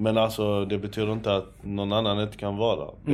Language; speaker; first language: Swedish; early bilingual, other home language; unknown